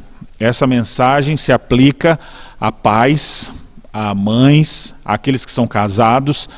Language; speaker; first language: Portuguese; native; Portuguese